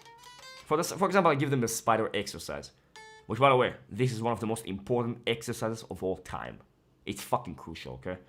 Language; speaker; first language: English; non-native, fluent; Hebrew